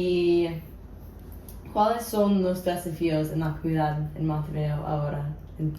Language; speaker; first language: Spanish; non-native, learner; English